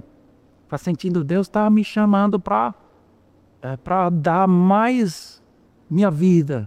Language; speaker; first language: Portuguese; non-native, fluent; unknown